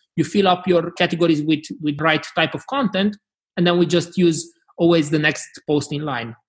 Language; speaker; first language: English; non-native, fluent; Romanian